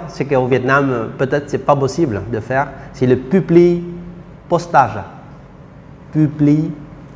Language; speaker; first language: French; non-native, fluent; Vietnamese